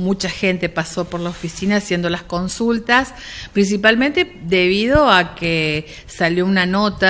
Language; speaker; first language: Spanish; native; Spanish